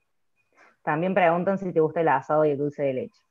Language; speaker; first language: Spanish; native; Spanish